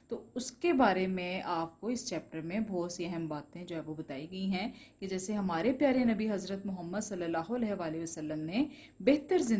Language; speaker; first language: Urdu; non-native, local second language; Punjabi